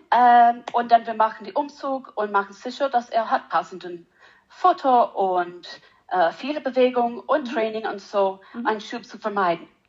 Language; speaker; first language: German; non-native, learner; English